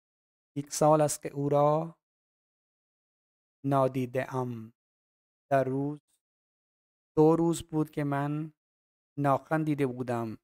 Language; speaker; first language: Persian; non-native, fluent; Urdu